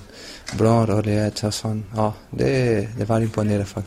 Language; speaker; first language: Swedish; non-native, learner; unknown